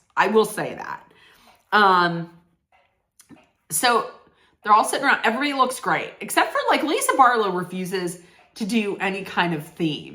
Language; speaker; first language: English; native; English